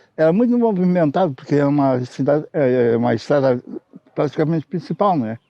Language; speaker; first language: Portuguese; non-native, local second language; Low German